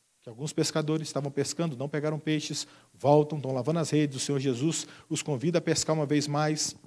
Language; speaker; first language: Portuguese; native; Portuguese